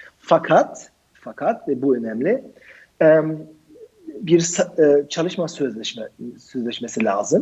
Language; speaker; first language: Turkish; non-native, fluent; German